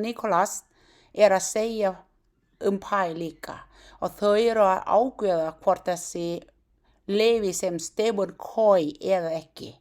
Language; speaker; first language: Icelandic; non-native, learner; Thai